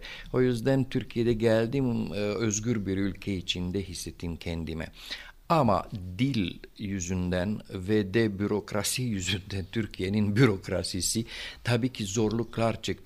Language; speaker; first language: Turkish; non-native, fluent; Romanian